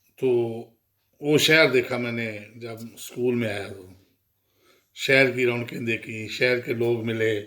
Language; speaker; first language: Urdu; non-native, local second language; Punjabi